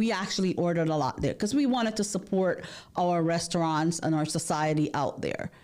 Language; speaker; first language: English; native; English